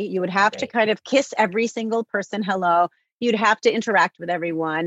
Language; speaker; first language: English; native; English